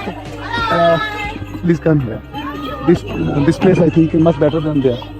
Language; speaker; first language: English; non-native, learner; Urdu